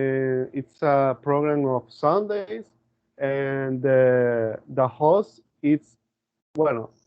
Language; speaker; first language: English; non-native, learner; Spanish